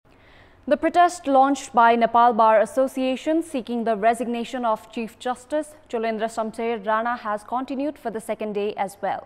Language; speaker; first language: English; non-native, local second language; Nepali